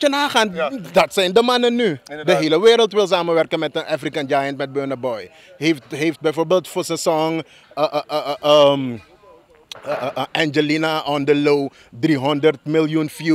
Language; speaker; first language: Dutch; native; Dutch